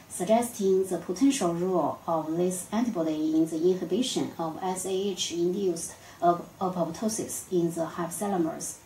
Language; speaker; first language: English; non-native, fluent; Chinese